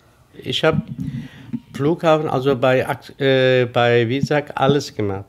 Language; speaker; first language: German; non-native, fluent; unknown